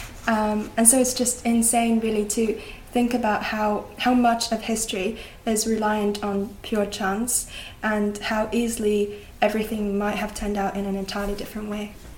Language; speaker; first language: English; native; English